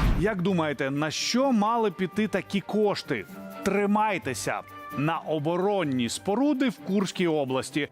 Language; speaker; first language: Ukrainian; native; Ukrainian